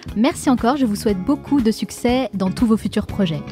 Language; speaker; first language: French; native; French